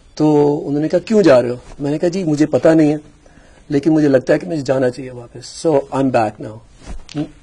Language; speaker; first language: Urdu; native; Urdu